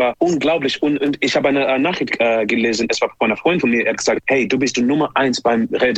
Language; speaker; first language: German; non-native, learner; English